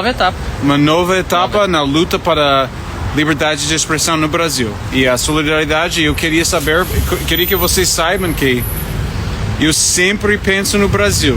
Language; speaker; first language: Portuguese; non-native, fluent; English